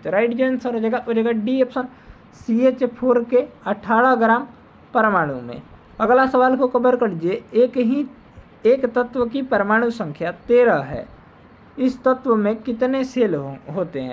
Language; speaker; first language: Hindi; native; Hindi